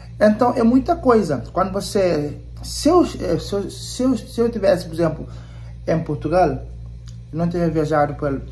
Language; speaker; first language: Portuguese; non-native, local second language; Kabuverdianu